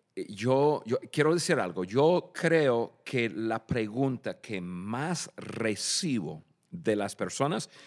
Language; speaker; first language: Spanish; non-native, fluent; English